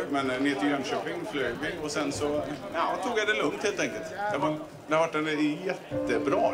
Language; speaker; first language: Swedish; native; Swedish